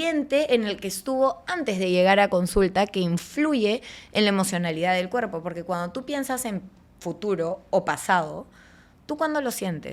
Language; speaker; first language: Spanish; native; Spanish